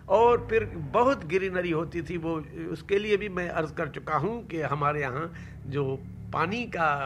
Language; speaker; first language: Urdu; non-native, local second language; Sindhi